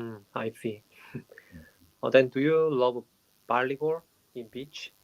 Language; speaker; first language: English; non-native, learner; Korean